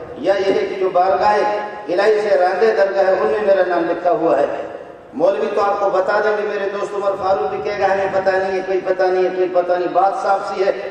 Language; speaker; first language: Urdu; non-native, local second language; Brahui